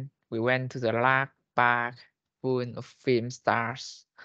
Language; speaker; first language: English; non-native, learner; Vietnamese